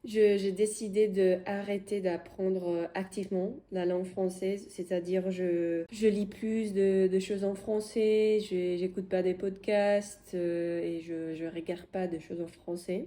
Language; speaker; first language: French; non-native, fluent; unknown